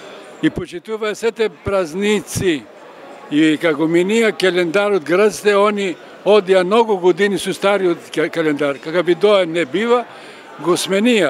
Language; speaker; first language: Macedonian; early bilingual, heritage; Macedonian